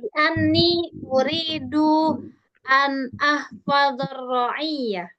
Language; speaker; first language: Arabic; non-native, fluent; Indonesian